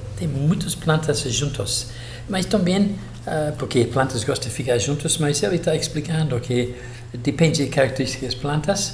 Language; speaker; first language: Portuguese; non-native, fluent; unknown